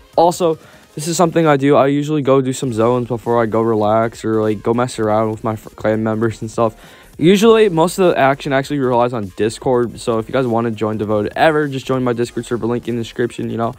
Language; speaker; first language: English; native; English